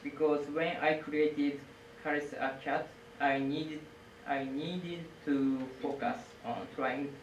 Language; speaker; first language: English; non-native, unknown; Japanese